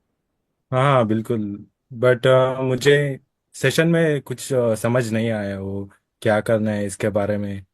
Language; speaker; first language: Hindi; non-native, local second language; Kannada